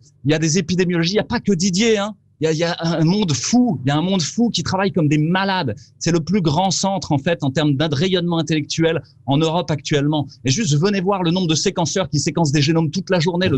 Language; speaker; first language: French; native; French